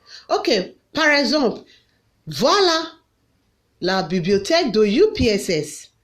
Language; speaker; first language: French; non-native, fluent; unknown